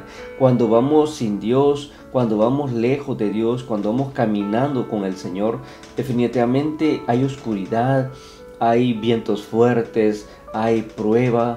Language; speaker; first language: Spanish; native; Spanish